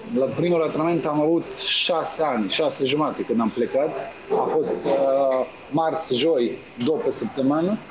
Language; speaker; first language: Romanian; non-native, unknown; Serbian